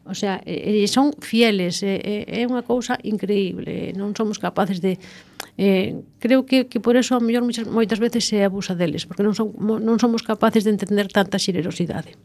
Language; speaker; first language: Galician; non-native, local second language; Spanish